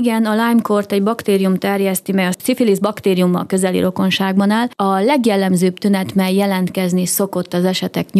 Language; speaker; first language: Hungarian; native; Hungarian